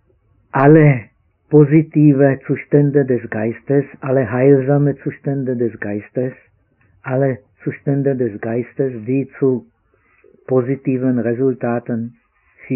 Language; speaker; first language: German; non-native, fluent; Czech